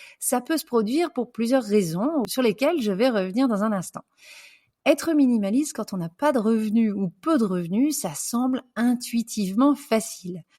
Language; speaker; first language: French; native; French